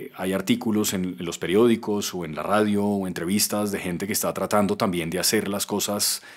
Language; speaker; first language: Spanish; native; Spanish